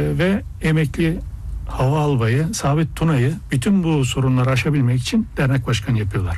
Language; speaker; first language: Turkish; early bilingual, heritage; Turkish